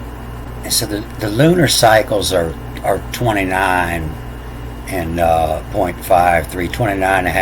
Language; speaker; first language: English; native; English